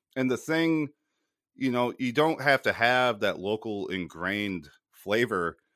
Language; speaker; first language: English; native; English